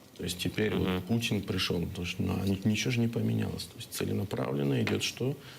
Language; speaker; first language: Russian; non-native, local second language; Crimean Tatar